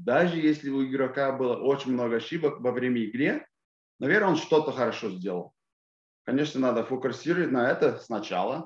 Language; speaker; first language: Russian; non-native, fluent; English